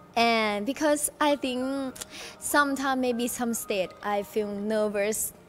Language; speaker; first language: English; non-native, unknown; Thai